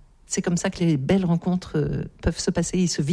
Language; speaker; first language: French; native; French